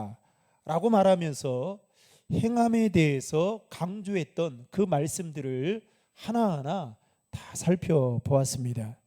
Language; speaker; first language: Korean; native; Korean